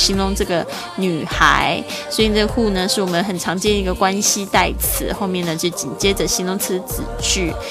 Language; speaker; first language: Chinese; native; Chinese